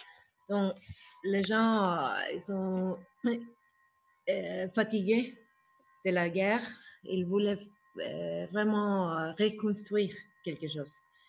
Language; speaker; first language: French; non-native, fluent; Norwegian